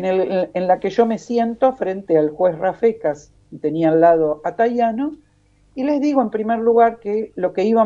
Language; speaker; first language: Spanish; native; Spanish